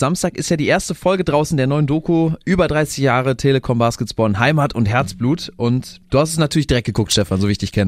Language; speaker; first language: German; native; German